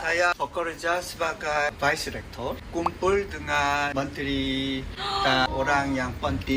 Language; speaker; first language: Indonesian; non-native, learner; Korean